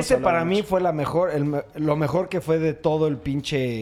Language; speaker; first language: Spanish; native; Spanish